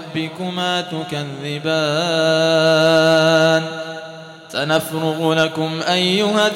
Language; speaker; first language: Arabic; native; Arabic